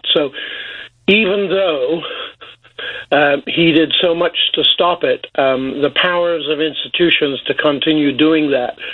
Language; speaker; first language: English; native; English